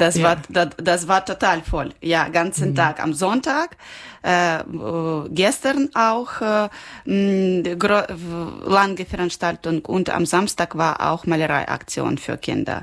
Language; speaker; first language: German; non-native, learner; Ukrainian